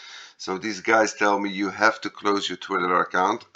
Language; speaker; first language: English; non-native, fluent; Dutch